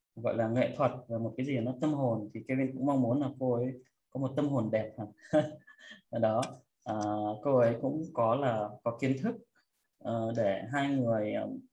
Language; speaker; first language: Vietnamese; early bilingual, heritage; Vietnamese